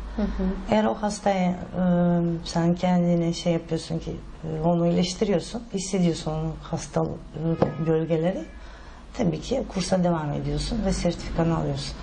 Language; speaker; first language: Turkish; non-native, fluent; Russian